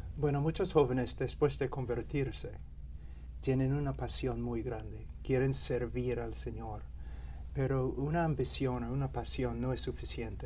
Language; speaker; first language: Spanish; non-native, fluent; English